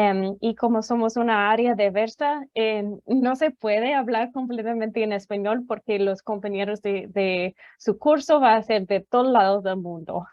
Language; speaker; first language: Spanish; non-native, fluent; English